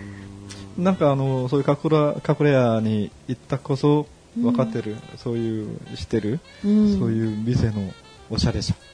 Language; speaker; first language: Japanese; non-native, learner; Korean